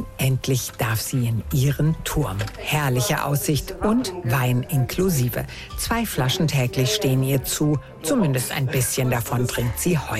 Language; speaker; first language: German; native; German